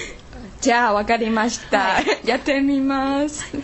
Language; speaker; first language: Japanese; non-native, learner; Chinese